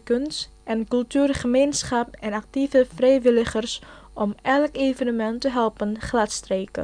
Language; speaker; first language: Dutch; non-native, fluent; Indonesian